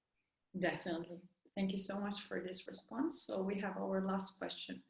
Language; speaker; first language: English; non-native, fluent; Italian